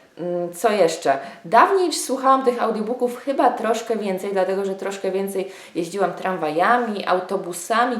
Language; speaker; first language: Polish; native; Polish